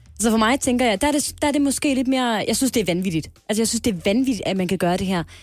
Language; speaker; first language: Danish; native; Danish